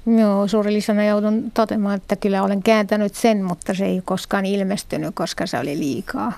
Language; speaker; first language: Finnish; non-native, fluent; Arabic